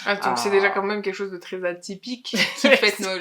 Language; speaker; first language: French; native; French